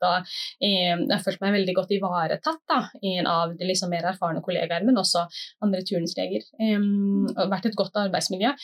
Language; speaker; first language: Norwegian; early bilingual, other home language; Somali